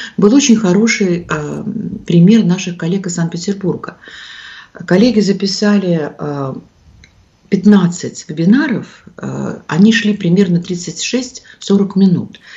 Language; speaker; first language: Russian; native; Russian